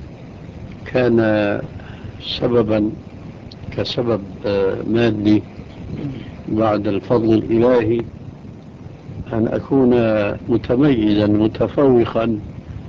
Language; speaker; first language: Arabic; native; Arabic